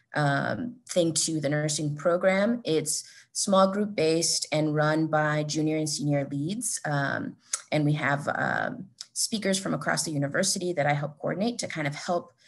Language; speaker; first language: English; native; English